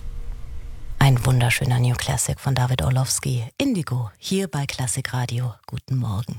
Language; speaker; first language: German; native; German